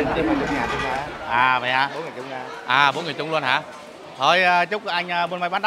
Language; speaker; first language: Vietnamese; native; Vietnamese